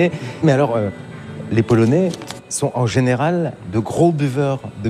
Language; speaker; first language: French; native; French